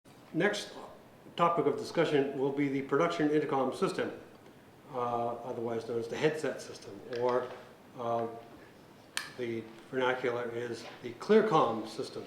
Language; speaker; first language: English; native; English